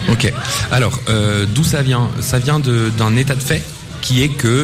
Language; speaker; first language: French; native; French